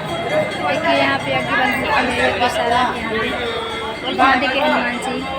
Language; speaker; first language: Hindi; non-native, local second language; Awadhi